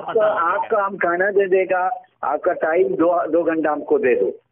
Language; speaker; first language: Hindi; non-native, local second language; Malayalam